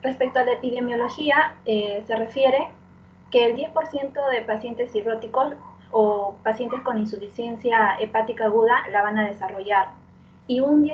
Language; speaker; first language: Spanish; native; Spanish